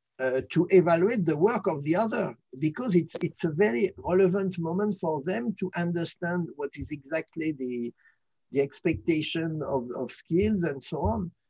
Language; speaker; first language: English; non-native, fluent; French